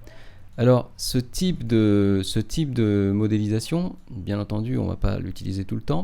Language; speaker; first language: French; native; French